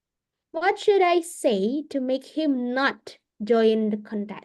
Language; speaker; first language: English; non-native, fluent; Indonesian